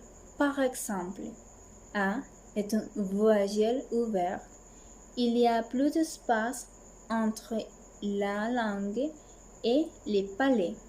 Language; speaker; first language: French; non-native, learner; Spanish